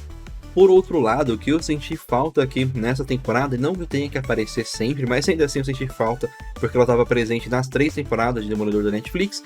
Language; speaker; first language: Portuguese; native; Portuguese